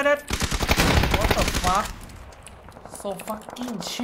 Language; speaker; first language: English; non-native, learner; Thai